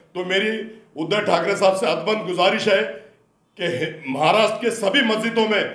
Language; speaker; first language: Hindi; non-native, local second language; Urdu